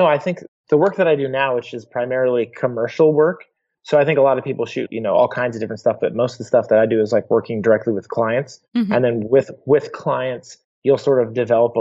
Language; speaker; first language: English; native; English